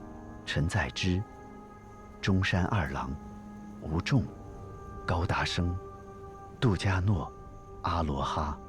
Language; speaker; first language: Chinese; native; Chinese